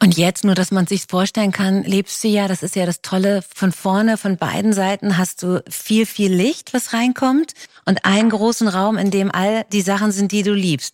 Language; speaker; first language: German; native; German